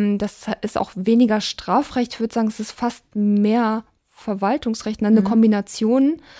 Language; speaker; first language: German; native; German